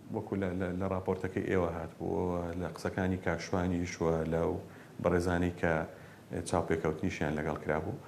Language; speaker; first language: Central Kurdish; native; Central Kurdish